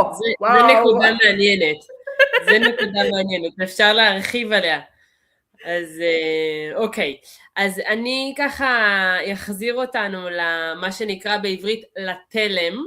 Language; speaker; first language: Hebrew; early bilingual, other home language; Russian